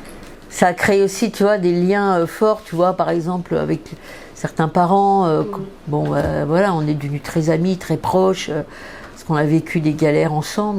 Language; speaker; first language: French; native; French